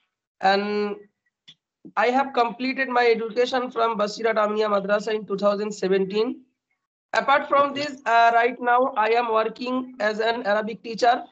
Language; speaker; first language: English; non-native, learner; Bangla